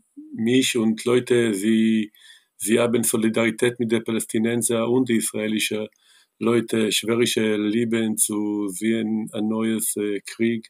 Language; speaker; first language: German; non-native, learner; Hebrew